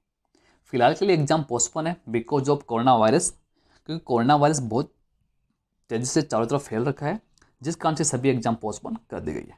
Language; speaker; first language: Hindi; native; Hindi